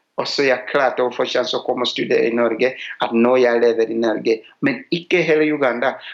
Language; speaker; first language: Norwegian; non-native, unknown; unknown